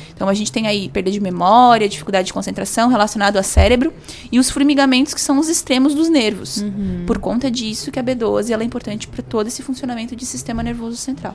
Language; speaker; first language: Portuguese; native; Portuguese